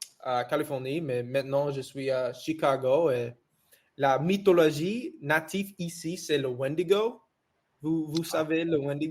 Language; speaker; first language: French; non-native, learner; English